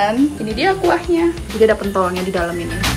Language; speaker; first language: Indonesian; native; Indonesian